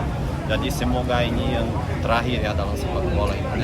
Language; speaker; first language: Indonesian; non-native, fluent; Portuguese